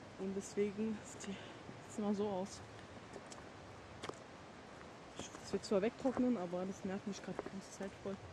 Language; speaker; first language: German; native; German